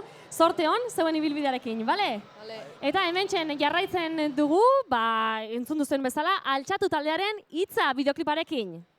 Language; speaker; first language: Basque; native; Basque